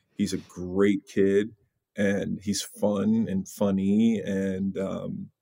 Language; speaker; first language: English; native; English